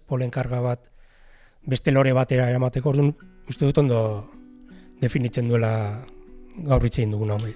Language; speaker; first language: Basque; native; Basque